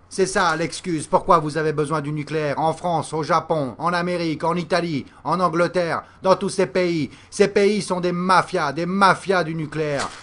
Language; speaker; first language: French; native; French